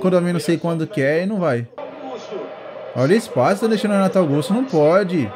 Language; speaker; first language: Portuguese; native; Portuguese